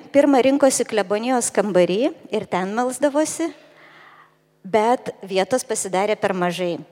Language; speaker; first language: Lithuanian; native; Lithuanian